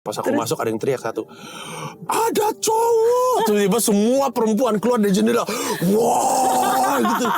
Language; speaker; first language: Indonesian; native; Indonesian